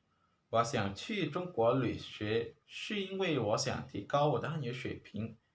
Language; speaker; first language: Chinese; non-native, learner; Lao